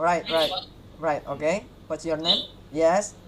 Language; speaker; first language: English; non-native, learner; Hakka Chinese